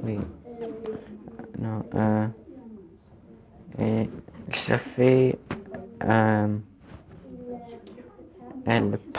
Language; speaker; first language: French; non-native, learner; English